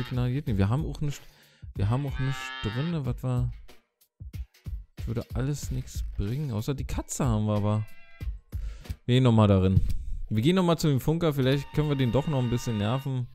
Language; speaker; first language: German; native; German